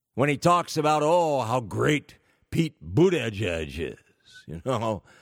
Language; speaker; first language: English; native; English